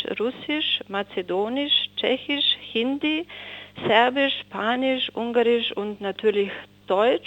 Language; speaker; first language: German; non-native, fluent; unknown